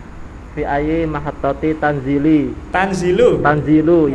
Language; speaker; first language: Arabic; non-native, learner; Indonesian